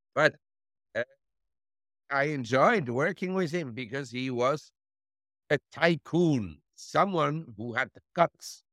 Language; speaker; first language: English; non-native, fluent; German